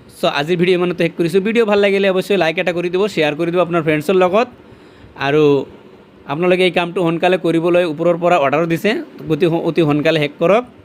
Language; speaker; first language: Assamese; native; Assamese